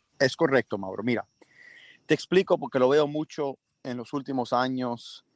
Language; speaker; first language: Spanish; early bilingual, heritage; Spanish